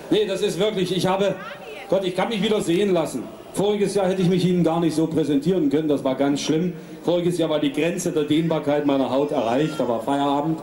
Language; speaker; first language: German; native; German